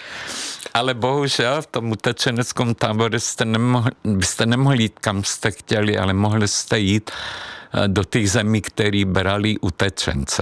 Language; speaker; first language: Czech; non-native, fluent; Hungarian